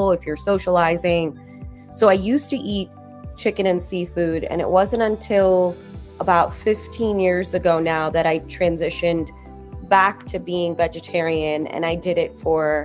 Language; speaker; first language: English; native; English